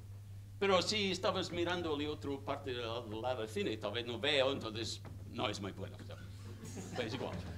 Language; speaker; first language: Spanish; non-native, fluent; English